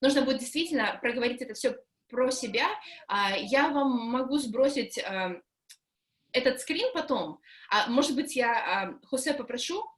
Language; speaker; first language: Russian; native; Russian